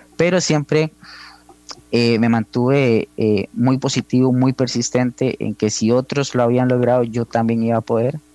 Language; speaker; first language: Spanish; native; Spanish